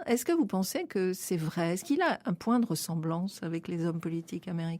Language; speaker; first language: French; native; French